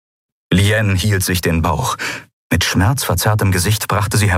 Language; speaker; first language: German; native; German